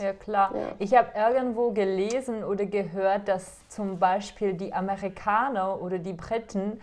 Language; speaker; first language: German; non-native, fluent; Czech